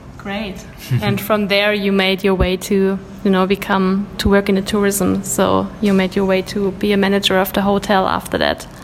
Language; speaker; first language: English; non-native, fluent; German